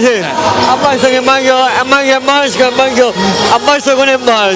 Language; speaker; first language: Italian; non-native, local second language; Sicilian